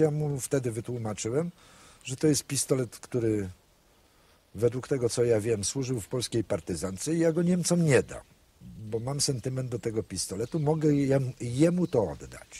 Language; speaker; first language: Polish; native; Polish